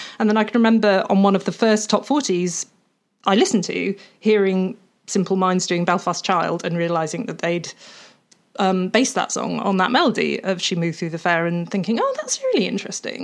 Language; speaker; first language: English; native; English